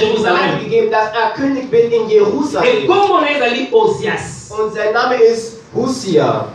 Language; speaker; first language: German; non-native, learner; French